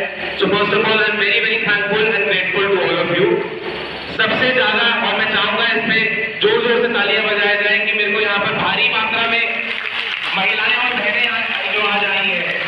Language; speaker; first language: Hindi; native; Hindi